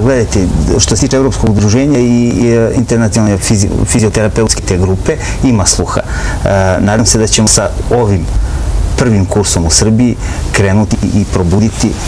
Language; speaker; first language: Serbian; native; Serbian